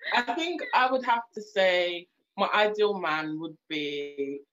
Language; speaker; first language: English; native; English